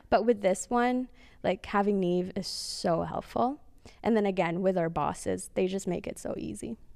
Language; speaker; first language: English; early bilingual, other home language; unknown